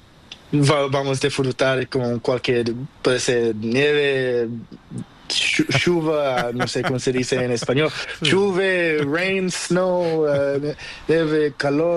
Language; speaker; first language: Spanish; non-native, learner; Portuguese